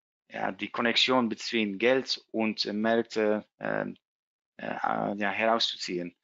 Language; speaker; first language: German; non-native, learner; Dutch